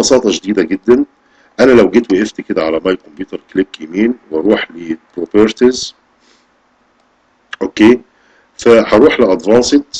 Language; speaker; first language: Arabic; native; Arabic